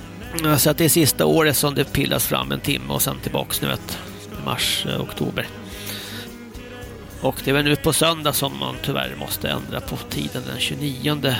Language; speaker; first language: Swedish; native; Swedish